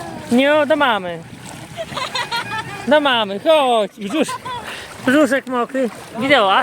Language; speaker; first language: Polish; native; Polish